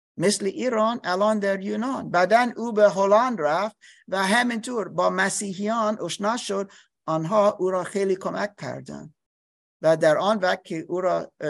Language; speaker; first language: Persian; non-native, learner; English